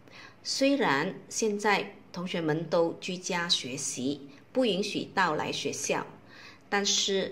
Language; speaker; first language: Chinese; native; Chinese